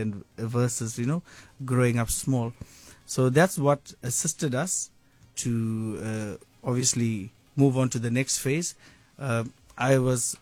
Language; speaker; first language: English; native; English